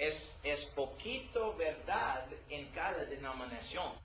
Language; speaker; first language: Spanish; non-native, learner; English